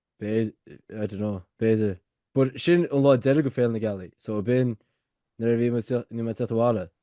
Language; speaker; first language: Irish; native; Irish